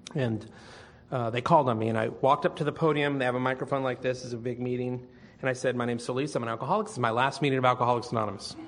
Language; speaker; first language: English; native; English